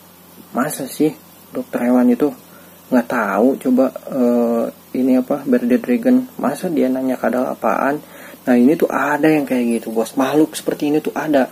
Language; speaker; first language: Indonesian; native; Indonesian